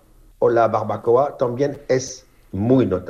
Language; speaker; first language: Spanish; non-native, fluent; French